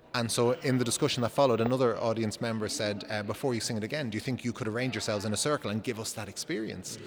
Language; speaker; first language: English; non-native, fluent; Dutch